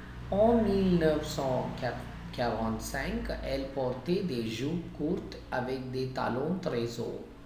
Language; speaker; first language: French; non-native, fluent; Tamil